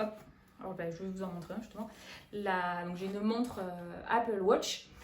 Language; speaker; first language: French; native; French